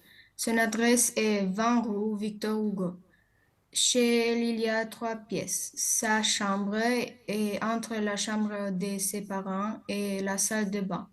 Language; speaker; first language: French; non-native, learner; Romanian